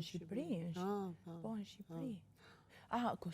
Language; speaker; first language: Albanian; early bilingual, heritage; Albanian